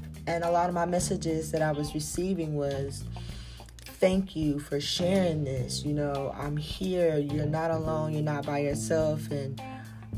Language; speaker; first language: English; native; English